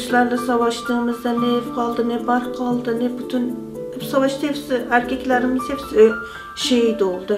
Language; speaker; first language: Turkish; non-native, fluent; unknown